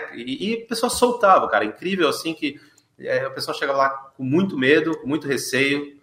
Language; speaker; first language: Portuguese; native; Portuguese